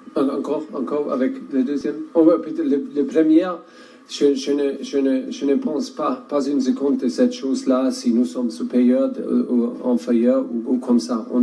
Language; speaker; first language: French; non-native, learner; German